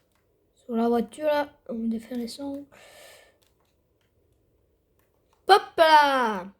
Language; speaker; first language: French; native; French